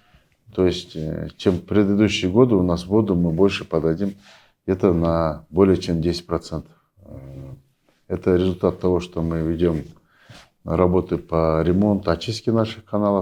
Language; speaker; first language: Russian; non-native, local second language; Kyrgyz